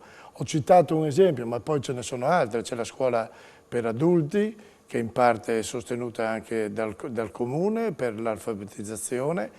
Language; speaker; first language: Italian; native; Italian